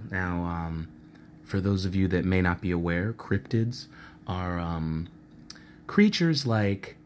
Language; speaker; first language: English; native; English